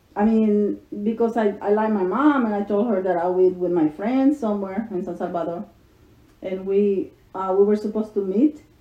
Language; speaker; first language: English; non-native, learner; Spanish